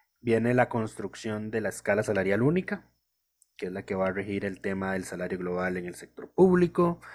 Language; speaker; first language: Spanish; native; Spanish